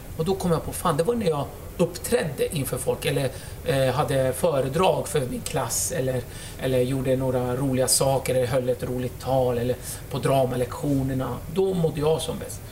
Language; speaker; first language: Swedish; early bilingual, other home language; Kurdish